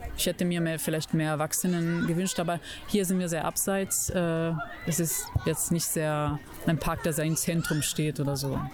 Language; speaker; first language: German; non-native, fluent; Italian